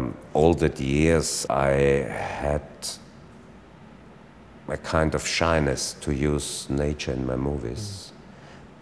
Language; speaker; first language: English; non-native, fluent; German